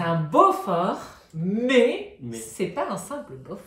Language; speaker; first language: French; non-native, fluent; Japanese